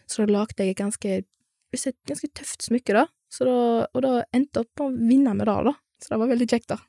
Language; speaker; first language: Norwegian; native; Norwegian